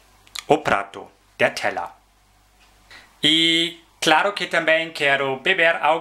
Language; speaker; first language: Portuguese; non-native, fluent; German